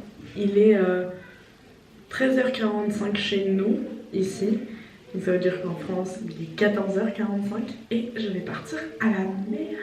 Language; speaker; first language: French; native; French